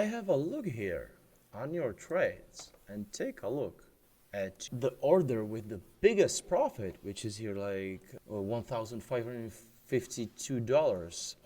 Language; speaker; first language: English; non-native, fluent; Czech